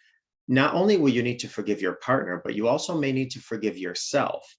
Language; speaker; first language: English; native; English